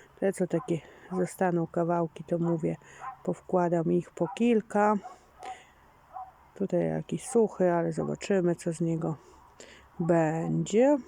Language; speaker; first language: Polish; native; Polish